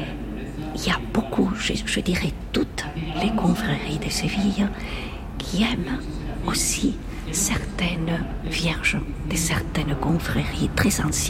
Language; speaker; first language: French; non-native, fluent; Spanish